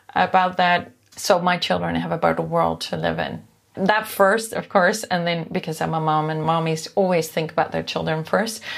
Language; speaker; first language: English; non-native, fluent; Dutch